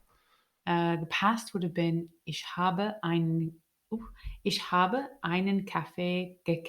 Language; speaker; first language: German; non-native, learner; English